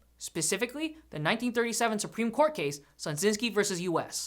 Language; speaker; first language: English; native; English